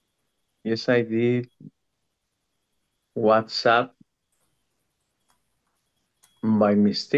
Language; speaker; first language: English; non-native, learner; Spanish